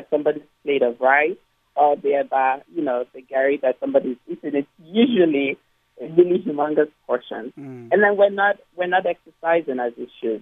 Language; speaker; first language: English; non-native, local second language; Igbo